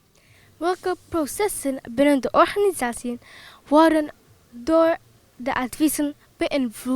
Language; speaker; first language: Dutch; non-native, local second language; Papiamento